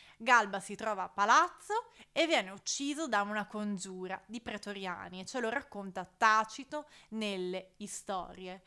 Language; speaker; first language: Italian; native; Italian